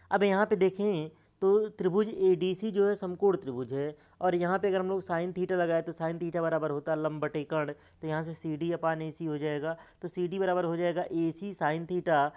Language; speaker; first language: Hindi; native; Hindi